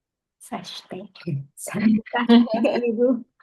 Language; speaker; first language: Japanese; non-native, learner; Filipino